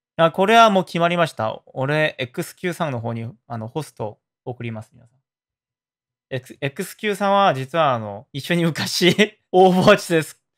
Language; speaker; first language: Japanese; non-native, fluent; Korean